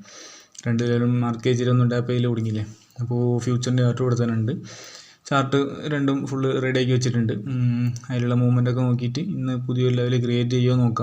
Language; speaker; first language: Malayalam; native; Malayalam